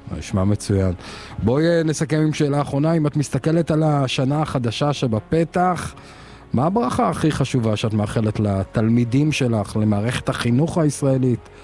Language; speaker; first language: Hebrew; native; Hebrew